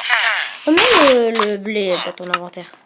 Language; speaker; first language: French; native; French